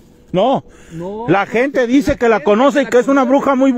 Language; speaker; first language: Spanish; native; Spanish